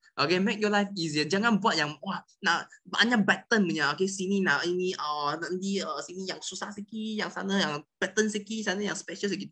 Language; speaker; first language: Malay; non-native, local second language; Chinese